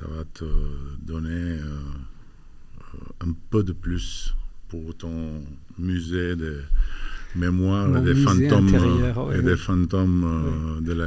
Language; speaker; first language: French; non-native, fluent; Albanian